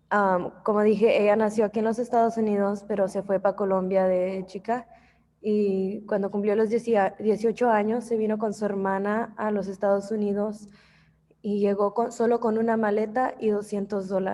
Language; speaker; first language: Spanish; early bilingual, heritage; English